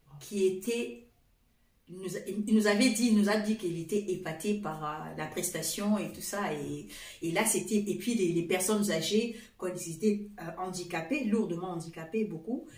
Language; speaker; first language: French; non-native, fluent; Portuguese